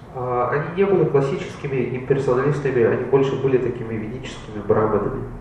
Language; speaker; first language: Russian; native; Russian